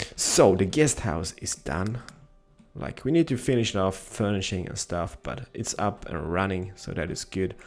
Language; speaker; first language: English; non-native, fluent; Polish